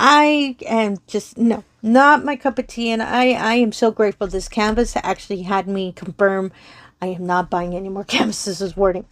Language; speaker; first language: English; native; English